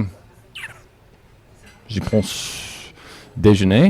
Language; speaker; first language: French; non-native, learner; English